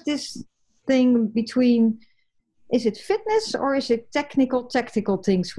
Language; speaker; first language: English; non-native, fluent; Dutch